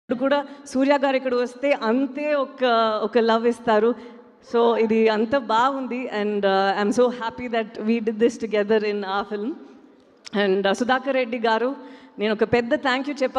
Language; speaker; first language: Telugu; non-native, fluent; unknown